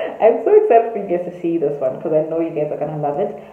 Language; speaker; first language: English; non-native, local second language; Tswana